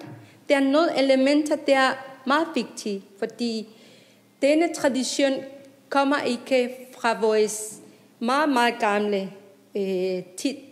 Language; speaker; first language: Danish; non-native, fluent; Spanish